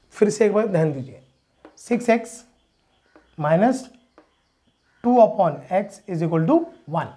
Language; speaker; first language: Hindi; non-native, local second language; Marathi